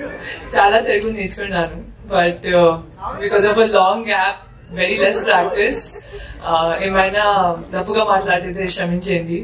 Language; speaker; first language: Telugu; non-native, learner; Hindi